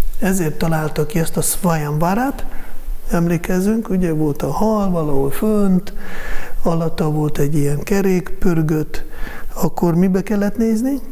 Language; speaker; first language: Hungarian; non-native, fluent; Russian